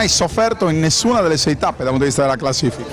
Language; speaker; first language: Italian; native; Italian